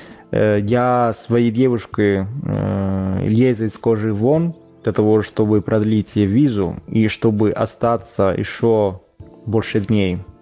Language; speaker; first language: Russian; non-native, fluent; Italian